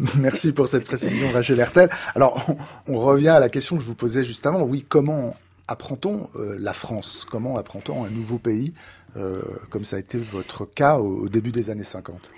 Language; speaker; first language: French; native; French